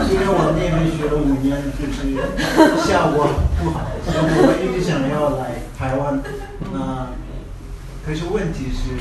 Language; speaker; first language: Chinese; non-native, learner; Tibetan